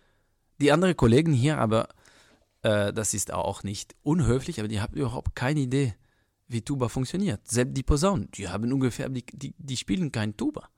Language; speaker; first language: German; non-native, fluent; French